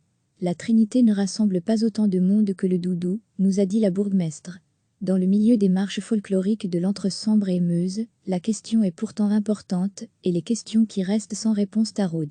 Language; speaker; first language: French; native; French